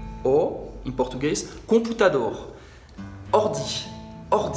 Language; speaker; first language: Portuguese; non-native, fluent; French